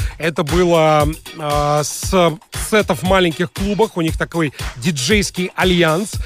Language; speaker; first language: Russian; native; Russian